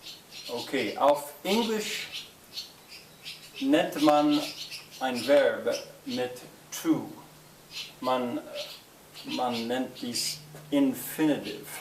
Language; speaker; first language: German; non-native, learner; English